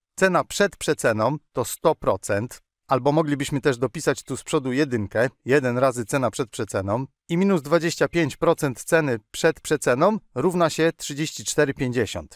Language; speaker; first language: Polish; native; Polish